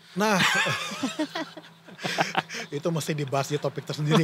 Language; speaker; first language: Indonesian; native; Indonesian